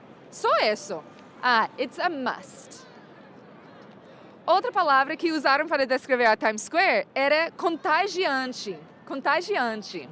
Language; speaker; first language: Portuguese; non-native, fluent; English